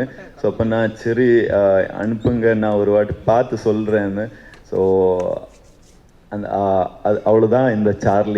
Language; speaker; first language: Tamil; non-native, learner; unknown